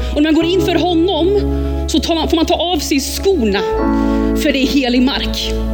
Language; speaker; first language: Swedish; early bilingual, heritage; Swedish